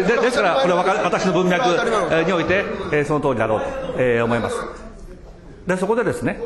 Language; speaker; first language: Japanese; native; Japanese